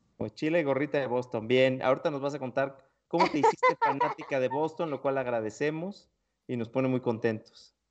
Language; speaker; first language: Spanish; native; Spanish